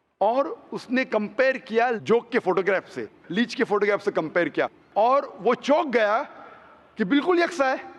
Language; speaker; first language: Hindi; non-native, local second language; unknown